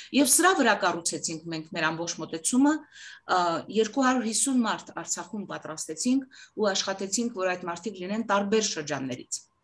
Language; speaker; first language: Armenian; native; Armenian